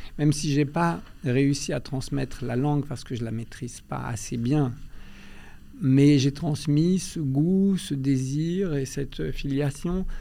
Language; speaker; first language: French; native; French